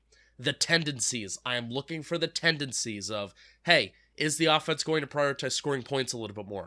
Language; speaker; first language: English; native; English